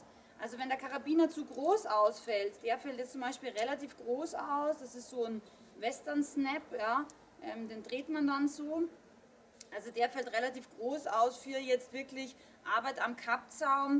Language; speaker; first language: German; native; German